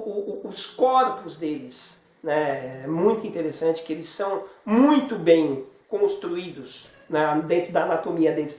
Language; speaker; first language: Portuguese; native; Portuguese